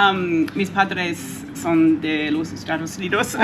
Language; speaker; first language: Spanish; non-native, learner; English